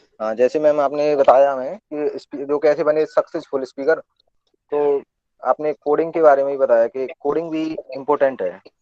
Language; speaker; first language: Hindi; native; Hindi